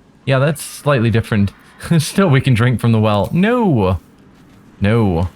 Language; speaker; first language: English; native; English